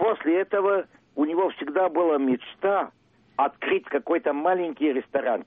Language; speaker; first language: Russian; early bilingual, heritage; Russian